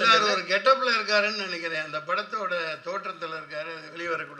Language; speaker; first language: Tamil; native; Tamil